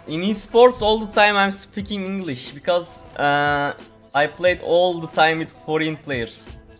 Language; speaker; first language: English; non-native, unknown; Turkish